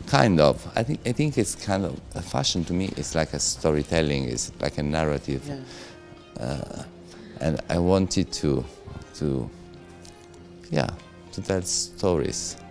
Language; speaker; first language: English; non-native, fluent; Italian